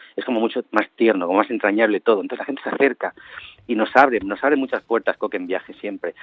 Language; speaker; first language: Spanish; native; Spanish